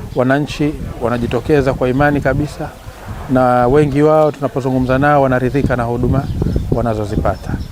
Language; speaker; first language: Swahili; native; Swahili